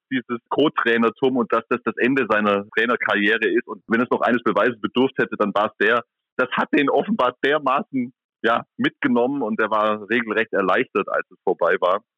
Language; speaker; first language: German; native; German